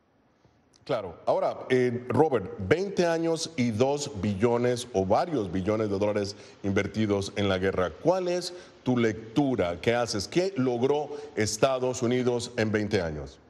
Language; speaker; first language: Spanish; native; Spanish